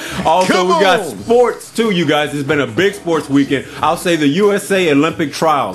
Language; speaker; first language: English; native; English